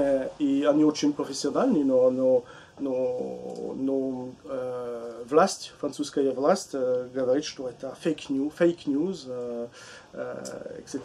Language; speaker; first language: Russian; non-native, learner; French